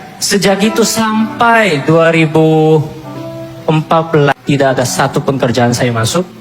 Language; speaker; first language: Indonesian; non-native, fluent; Korean